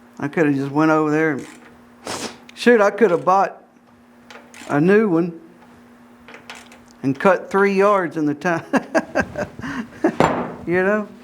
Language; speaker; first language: English; native; English